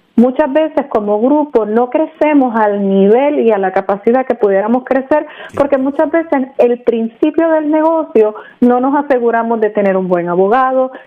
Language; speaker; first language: Spanish; native; Spanish